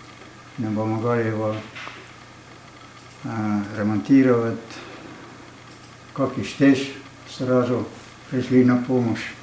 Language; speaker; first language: Russian; non-native, fluent; Estonian